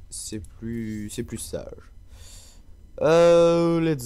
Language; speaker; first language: French; native; French